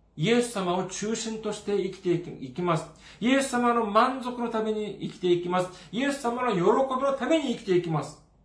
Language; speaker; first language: Japanese; non-native, fluent; Korean